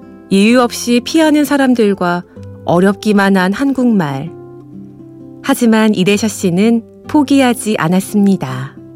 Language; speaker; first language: Korean; native; Korean